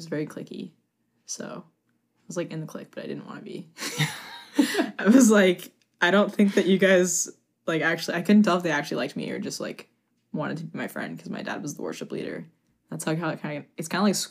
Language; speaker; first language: English; native; English